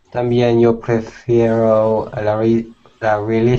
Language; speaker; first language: Spanish; non-native, learner; English